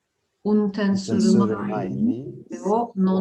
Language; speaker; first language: Japanese; non-native, learner; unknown